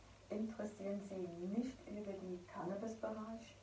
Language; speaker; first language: German; non-native, learner; English